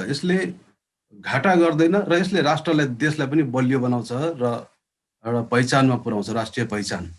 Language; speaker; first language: Nepali; native; Nepali